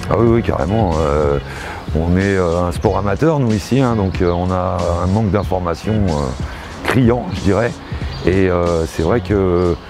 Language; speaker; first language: French; native; French